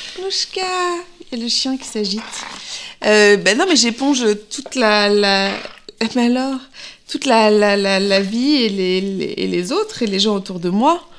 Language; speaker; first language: French; native; French